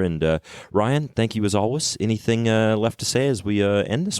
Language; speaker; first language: English; native; English